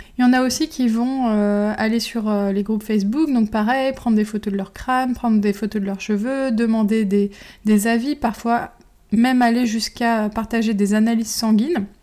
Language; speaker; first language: French; native; French